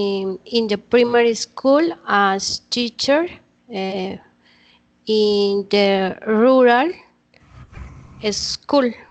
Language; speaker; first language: English; non-native, learner; Spanish